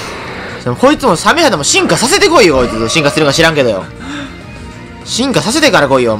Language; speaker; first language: Japanese; native; Japanese